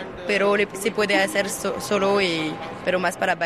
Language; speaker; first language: Spanish; non-native, learner; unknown